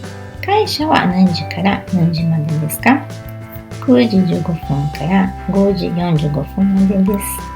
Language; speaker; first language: Japanese; non-native, learner; Portuguese